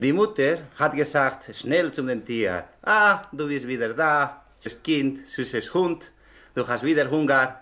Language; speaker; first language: German; non-native, learner; Spanish